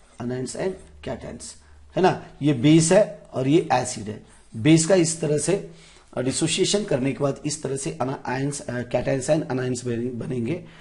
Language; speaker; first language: Hindi; non-native, local second language; Marathi